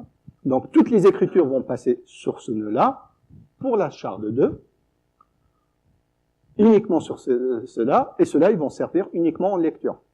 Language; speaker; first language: French; native; French